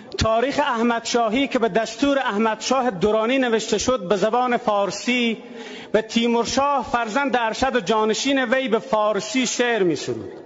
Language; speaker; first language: Persian; native; Persian